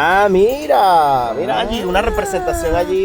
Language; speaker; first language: Spanish; native; Spanish